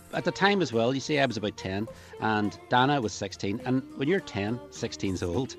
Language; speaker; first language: English; native; English